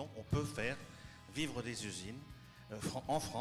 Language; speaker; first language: French; native; French